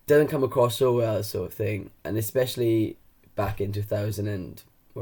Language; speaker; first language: English; native; English